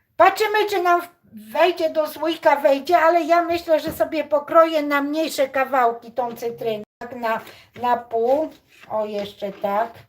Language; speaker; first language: Polish; native; Polish